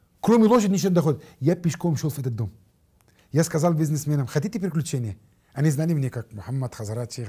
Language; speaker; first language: Russian; non-native, fluent; Arabic